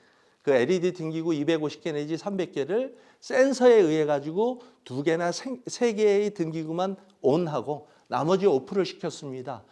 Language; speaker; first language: Korean; native; Korean